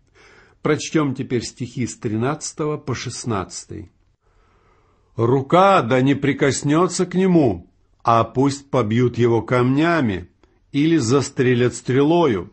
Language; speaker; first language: Russian; native; Russian